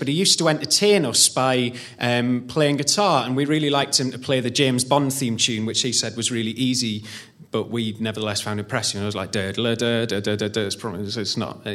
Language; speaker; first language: English; native; English